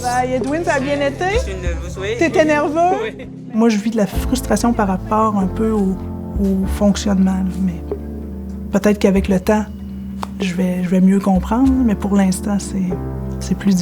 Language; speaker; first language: French; native; French